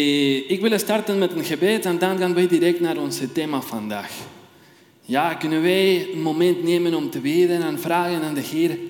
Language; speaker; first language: Dutch; non-native, fluent; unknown